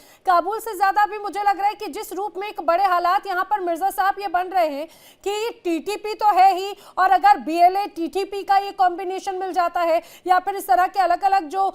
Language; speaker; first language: Hindi; native; Hindi